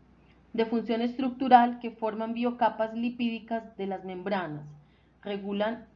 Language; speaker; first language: Spanish; native; Spanish